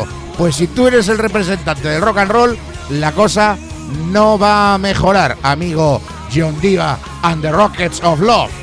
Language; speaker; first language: Spanish; native; Spanish